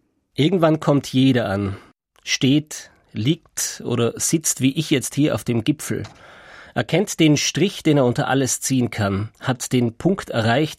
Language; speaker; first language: German; native; German